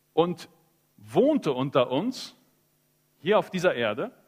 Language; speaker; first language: German; early bilingual, heritage; Spanish